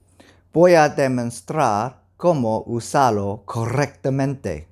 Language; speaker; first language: Spanish; non-native, learner; Cantonese